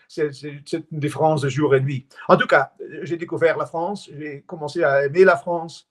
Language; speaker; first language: French; non-native, fluent; Dutch